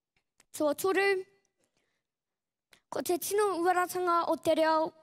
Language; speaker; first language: Māori; non-native, local second language; English